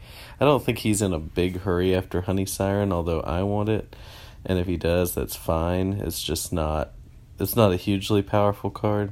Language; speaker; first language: English; native; English